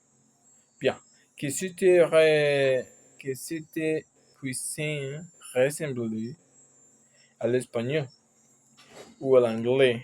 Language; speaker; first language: French; non-native, learner; Spanish